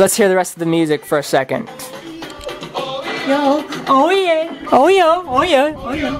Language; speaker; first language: English; native; English